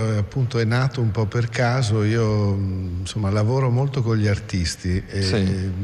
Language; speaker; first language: Italian; native; Italian